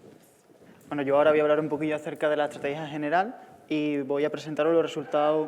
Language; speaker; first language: Spanish; native; Spanish